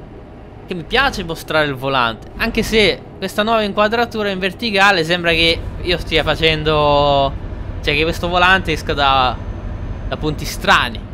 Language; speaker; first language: Italian; native; Italian